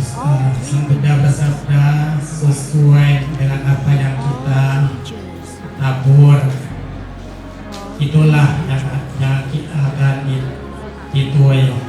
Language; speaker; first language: Indonesian; non-native, learner; Thai